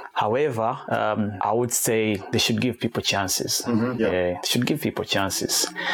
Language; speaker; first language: English; non-native, local second language; Kinyarwanda